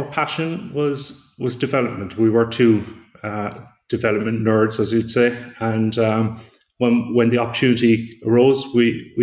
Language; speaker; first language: English; native; English